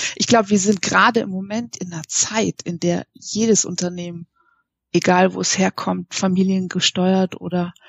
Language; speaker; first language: German; native; German